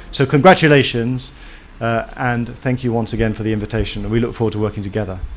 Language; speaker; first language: English; native; English